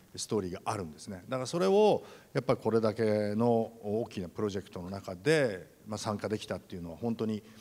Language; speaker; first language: Japanese; native; Japanese